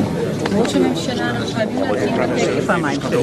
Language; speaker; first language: Hebrew; native; Hebrew